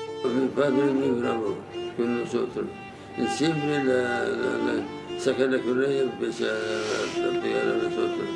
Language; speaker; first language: Spanish; non-native, learner; Arabic